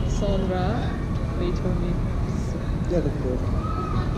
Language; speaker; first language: English; non-native, learner; Turkish